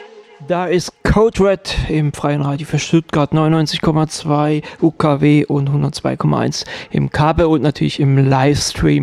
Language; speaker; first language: German; native; German